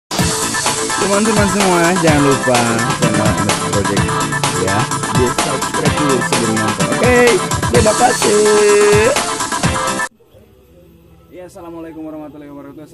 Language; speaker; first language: Indonesian; non-native, local second language; Sundanese